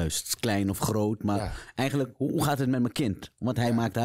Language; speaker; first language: Dutch; native; Dutch